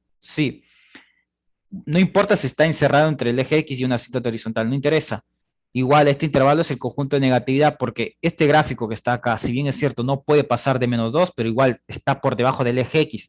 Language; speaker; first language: Spanish; native; Spanish